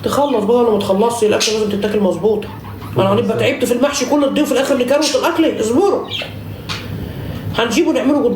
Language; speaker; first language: Arabic; native; Arabic